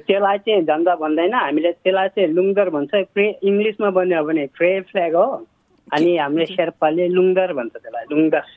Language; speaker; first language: Nepali; non-native, local second language; Sherpa